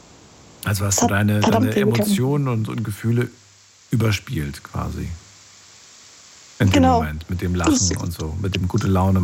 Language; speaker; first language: German; native; German